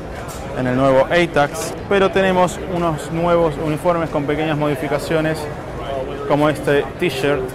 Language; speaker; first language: Spanish; native; Spanish